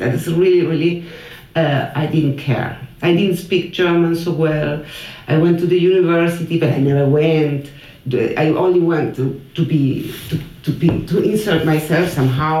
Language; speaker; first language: English; non-native, fluent; Spanish